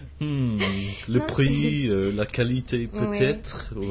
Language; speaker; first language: French; non-native, fluent; English